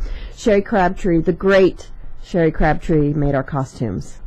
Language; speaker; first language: English; native; English